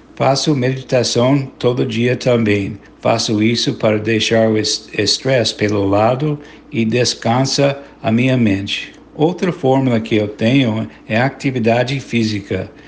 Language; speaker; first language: Portuguese; non-native, fluent; English